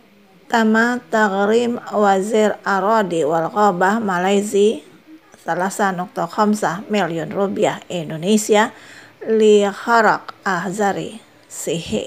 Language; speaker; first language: Arabic; non-native, fluent; Indonesian